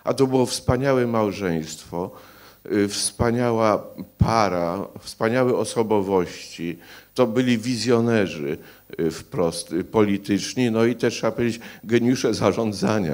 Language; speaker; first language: Polish; native; Polish